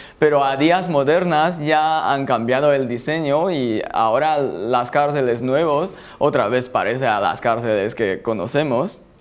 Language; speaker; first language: Spanish; non-native, fluent; Chinese